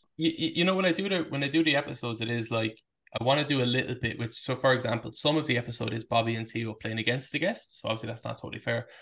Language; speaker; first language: English; native; English